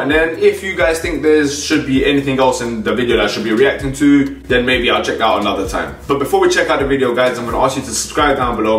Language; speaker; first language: English; native; English